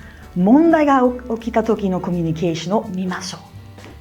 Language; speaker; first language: Japanese; non-native, fluent; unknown